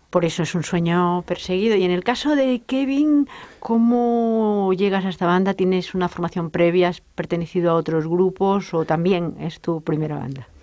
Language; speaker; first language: Spanish; native; Spanish